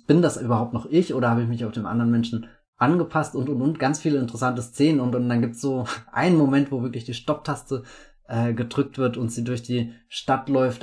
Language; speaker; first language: German; native; German